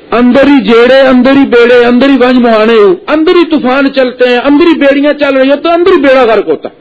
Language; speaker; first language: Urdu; non-native, local second language; Punjabi